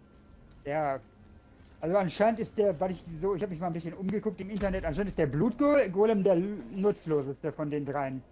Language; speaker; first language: German; native; German